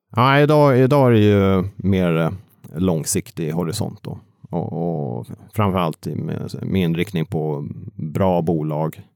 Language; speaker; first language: Swedish; native; Swedish